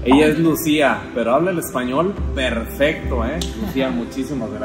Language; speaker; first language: Spanish; native; Spanish